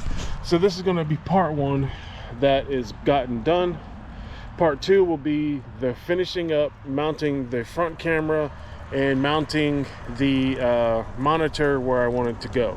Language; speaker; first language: English; native; English